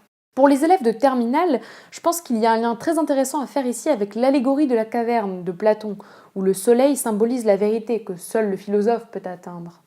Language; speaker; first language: French; native; French